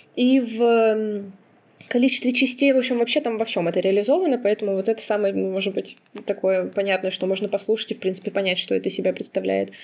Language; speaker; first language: Russian; non-native, local second language; Azerbaijani